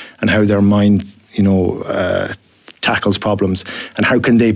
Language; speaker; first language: English; native; English